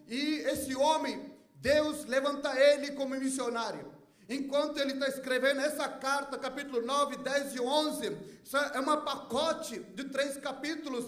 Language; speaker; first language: Portuguese; non-native, fluent; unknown